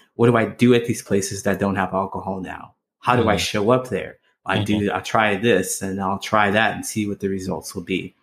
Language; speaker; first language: English; native; English